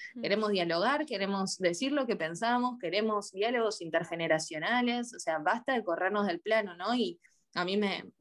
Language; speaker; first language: Spanish; native; Spanish